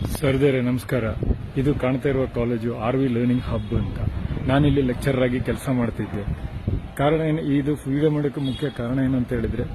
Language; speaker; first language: Kannada; native; Kannada